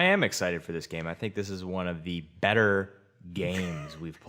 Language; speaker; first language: English; native; English